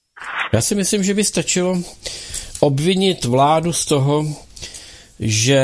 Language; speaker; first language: Czech; native; Czech